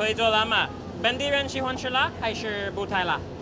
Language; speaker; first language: Chinese; non-native, fluent; English